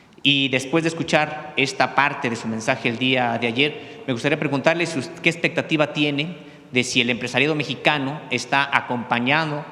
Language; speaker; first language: Spanish; native; Spanish